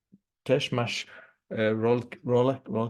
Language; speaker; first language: Polish; non-native, learner; English